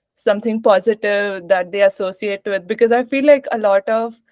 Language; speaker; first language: English; non-native, local second language; Hindi